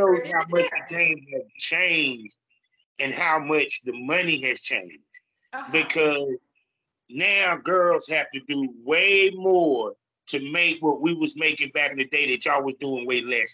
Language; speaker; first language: English; native; English